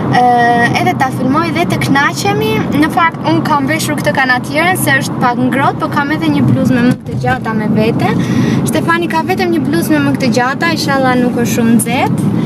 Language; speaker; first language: Albanian; early bilingual, heritage; Albanian